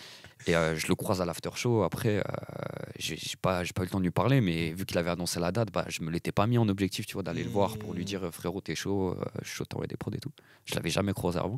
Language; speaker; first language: French; native; French